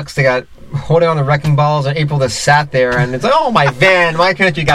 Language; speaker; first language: English; native; English